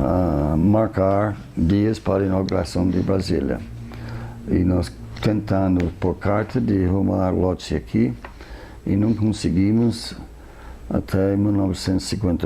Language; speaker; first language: Portuguese; non-native, fluent; English